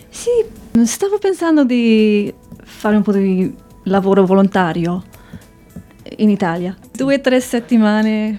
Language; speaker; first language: Italian; non-native, fluent; English